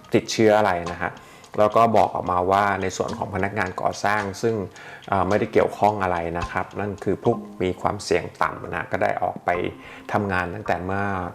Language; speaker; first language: Thai; native; Thai